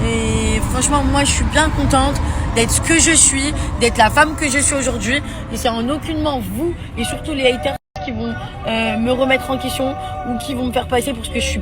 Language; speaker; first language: French; native; French